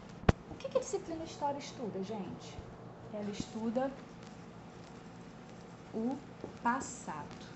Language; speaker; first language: Portuguese; native; Portuguese